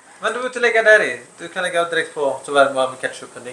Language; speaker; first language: Swedish; native; Swedish